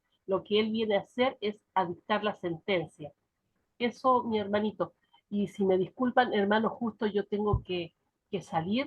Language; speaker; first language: Spanish; native; Spanish